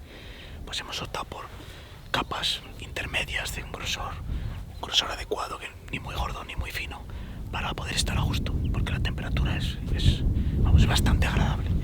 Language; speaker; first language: Spanish; native; Spanish